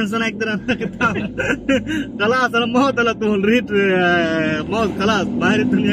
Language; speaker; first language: Arabic; non-native, learner; Urdu